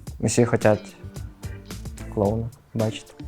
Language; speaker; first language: Ukrainian; non-native, local second language; Russian